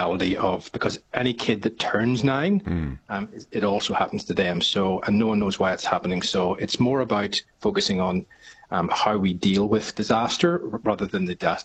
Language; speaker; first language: English; native; English